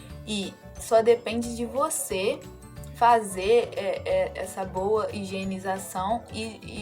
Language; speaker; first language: Portuguese; native; Portuguese